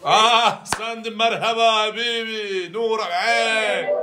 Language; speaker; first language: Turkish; non-native, learner; Azerbaijani